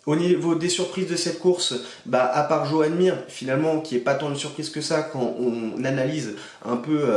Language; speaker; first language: French; native; French